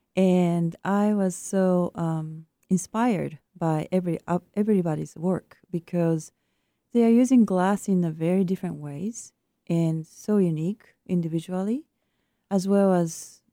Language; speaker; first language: English; non-native, fluent; Japanese